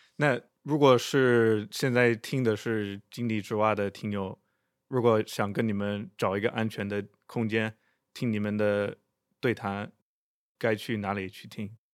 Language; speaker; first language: Chinese; non-native, fluent; English